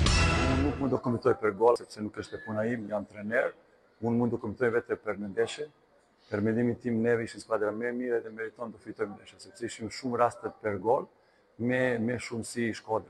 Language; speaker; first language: Albanian; non-native, learner; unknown